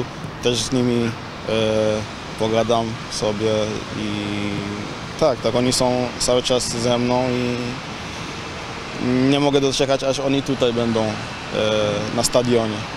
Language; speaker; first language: Polish; non-native, fluent; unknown